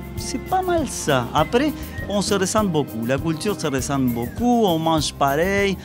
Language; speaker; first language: French; non-native, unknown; Spanish